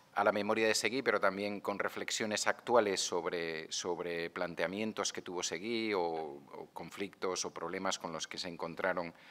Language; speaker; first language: Spanish; non-native, local second language; Catalan